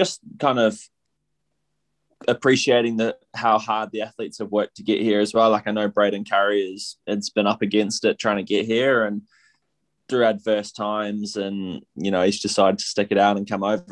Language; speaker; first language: English; native; English